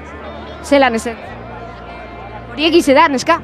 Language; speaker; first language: Basque; native; Basque